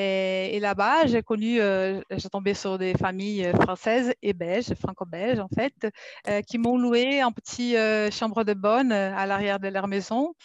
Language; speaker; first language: French; non-native, fluent; Portuguese